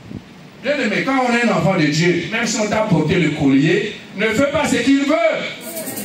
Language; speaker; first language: French; non-native, local second language; Lingala